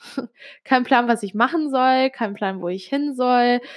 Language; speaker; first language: German; early bilingual, other home language; Italian